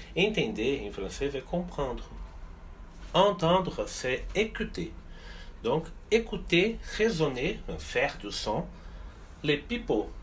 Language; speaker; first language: French; non-native, fluent; Portuguese